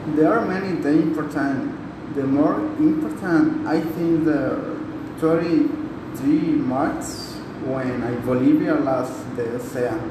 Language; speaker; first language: English; non-native, learner; Spanish